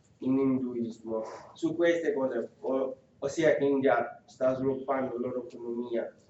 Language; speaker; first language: Italian; non-native, fluent; Urdu